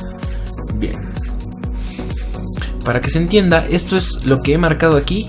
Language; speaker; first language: Spanish; native; Spanish